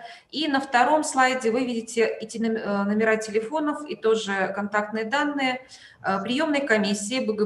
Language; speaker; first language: Russian; native; Russian